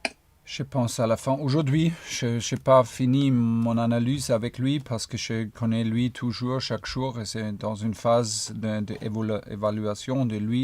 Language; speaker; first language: French; non-native, fluent; German